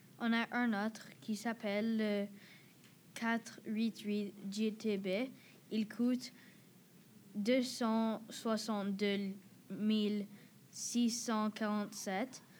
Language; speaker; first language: French; non-native, learner; English